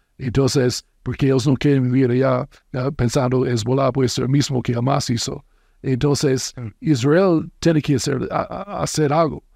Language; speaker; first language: Spanish; non-native, fluent; English